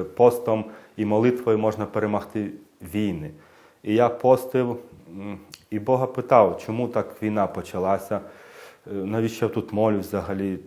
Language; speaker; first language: Ukrainian; native; Ukrainian